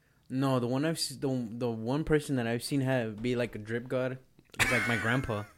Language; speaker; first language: English; early bilingual, other home language; Spanish